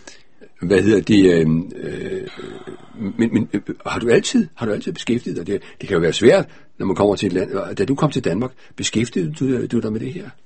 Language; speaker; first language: Danish; native; Danish